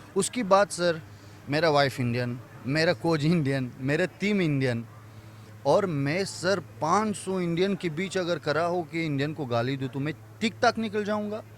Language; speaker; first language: Hindi; non-native, fluent; Persian